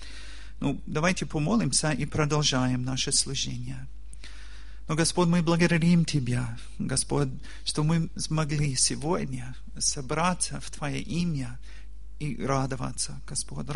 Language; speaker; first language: Russian; non-native, learner; English